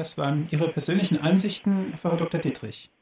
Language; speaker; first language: German; native; German